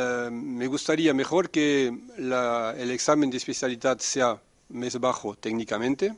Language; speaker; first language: Spanish; non-native, fluent; French